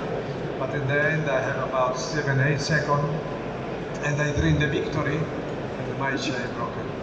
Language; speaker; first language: English; non-native, learner; Italian